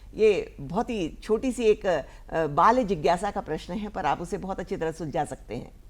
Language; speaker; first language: Hindi; non-native, local second language; Marathi